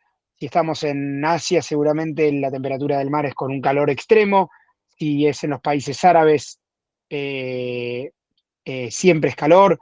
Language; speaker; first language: Spanish; native; Spanish